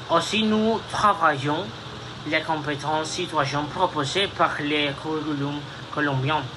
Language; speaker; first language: French; non-native, fluent; Spanish